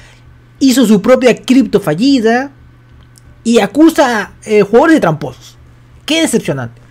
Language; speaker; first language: Spanish; native; Spanish